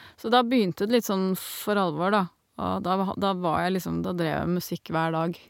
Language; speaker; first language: Norwegian; native; Norwegian